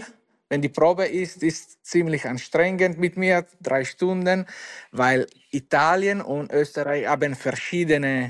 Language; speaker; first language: German; non-native, learner; Italian